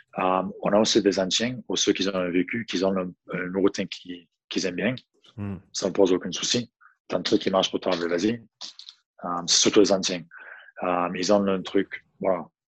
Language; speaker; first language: French; non-native, fluent; English